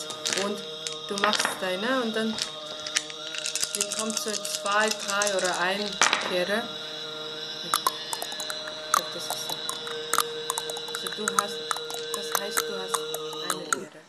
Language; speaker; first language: German; non-native, learner; Mongolian